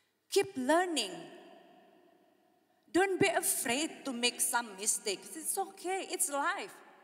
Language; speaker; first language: English; non-native, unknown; Indonesian